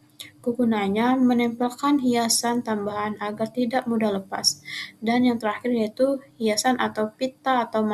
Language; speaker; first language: Indonesian; native; Indonesian